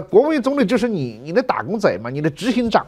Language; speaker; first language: Chinese; native; Chinese